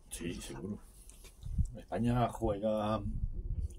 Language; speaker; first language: Spanish; non-native, learner; French